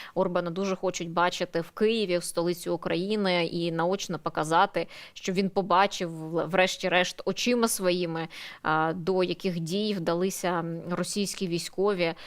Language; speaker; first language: Ukrainian; native; Ukrainian